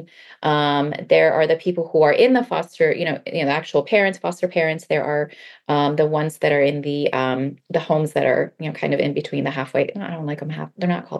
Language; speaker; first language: English; early bilingual, other home language; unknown